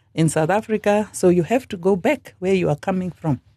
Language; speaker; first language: English; non-native, local second language; Afrikaans